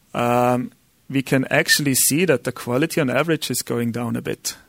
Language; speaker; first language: English; non-native, fluent; German